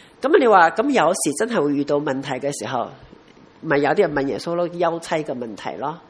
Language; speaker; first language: Chinese; non-native, local second language; Cantonese